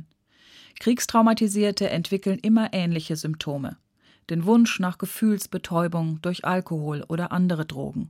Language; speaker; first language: German; native; German